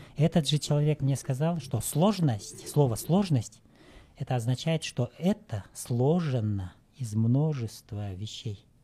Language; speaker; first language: Russian; non-native, local second language; Kyrgyz